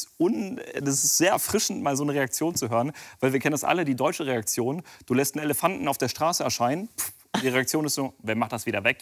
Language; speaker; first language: German; native; German